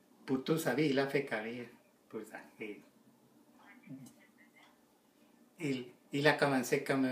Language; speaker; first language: French; non-native, learner; Spanish